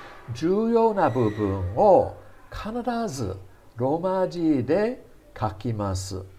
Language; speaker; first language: Japanese; non-native, fluent; English